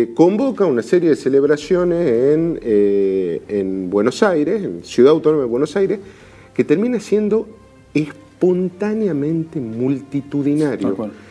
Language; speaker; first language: Spanish; native; Spanish